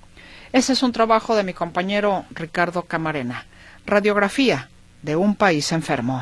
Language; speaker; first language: Spanish; native; Spanish